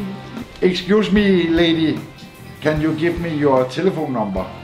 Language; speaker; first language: English; non-native, learner; Danish